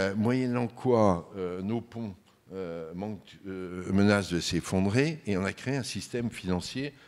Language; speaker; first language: French; native; French